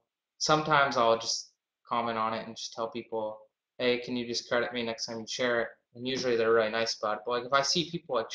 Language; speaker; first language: English; native; English